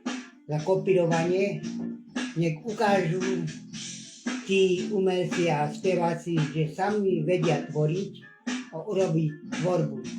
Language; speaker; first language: Slovak; non-native, local second language; Hungarian